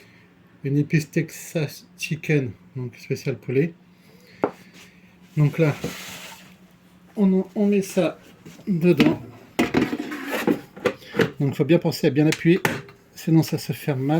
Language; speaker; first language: French; native; French